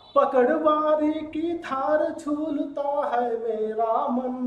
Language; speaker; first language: Hindi; non-native, local second language; Telugu